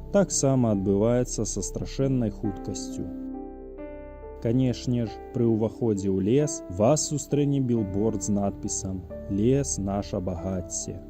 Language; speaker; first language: Belarusian; native; Belarusian